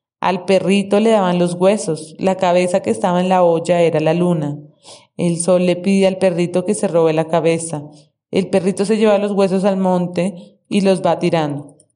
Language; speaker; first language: Spanish; native; Spanish